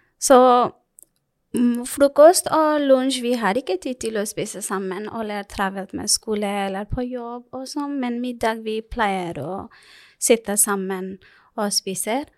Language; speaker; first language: Norwegian; non-native, fluent; Bangla